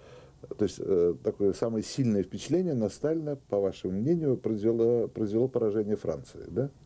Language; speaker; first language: Russian; native; Russian